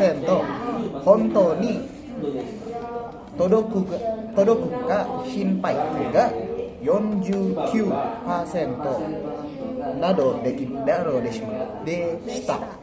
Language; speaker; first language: Japanese; non-native, learner; Indonesian